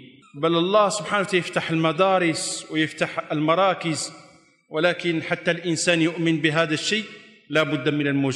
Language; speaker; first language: Arabic; non-native, fluent; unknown